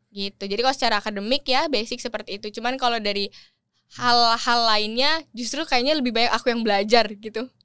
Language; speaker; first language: Indonesian; native; Indonesian